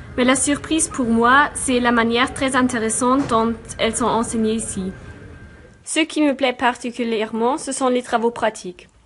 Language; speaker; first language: French; non-native, fluent; German